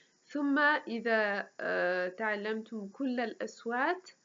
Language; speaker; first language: Arabic; non-native, fluent; French